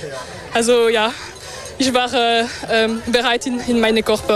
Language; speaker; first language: German; non-native, local second language; French